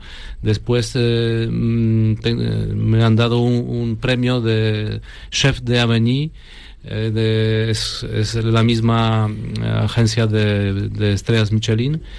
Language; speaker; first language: Spanish; non-native, fluent; Polish